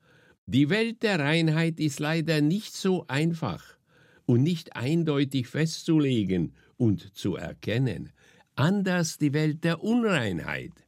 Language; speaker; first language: German; native; German